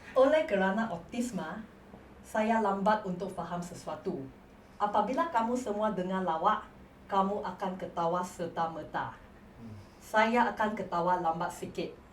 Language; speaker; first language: Malay; non-native, local second language; English